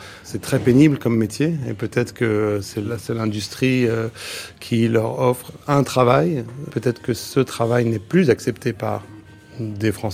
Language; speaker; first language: French; native; French